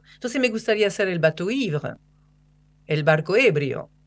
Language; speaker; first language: Spanish; non-native, fluent; French